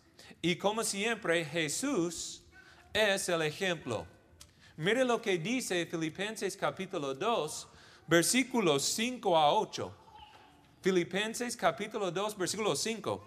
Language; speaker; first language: Spanish; non-native, fluent; English